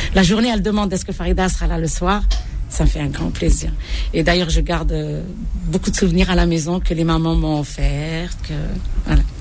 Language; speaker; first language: French; non-native, local second language; Arabic